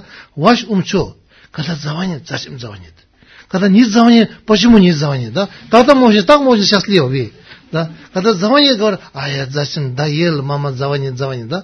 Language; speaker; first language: Russian; non-native, learner; Tibetan